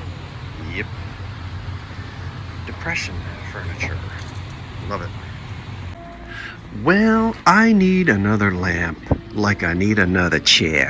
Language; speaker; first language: English; native; English